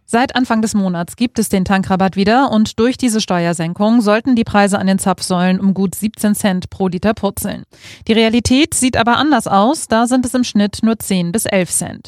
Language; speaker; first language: German; native; German